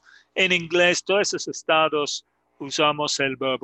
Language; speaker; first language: Spanish; non-native, fluent; English